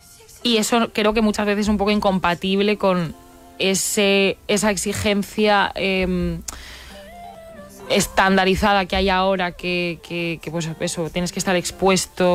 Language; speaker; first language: Spanish; native; Spanish